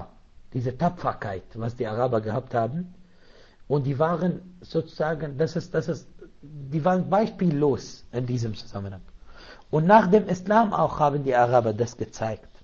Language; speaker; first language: German; non-native, fluent; Arabic